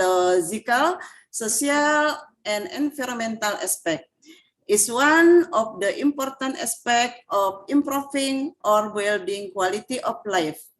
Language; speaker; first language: English; non-native, fluent; Indonesian